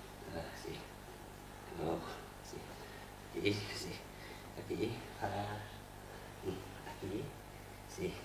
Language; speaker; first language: Spanish; non-native, learner; Chinese